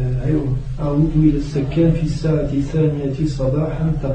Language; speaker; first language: Arabic; non-native, learner; French